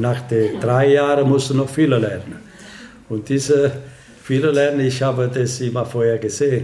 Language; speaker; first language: German; non-native, learner; Italian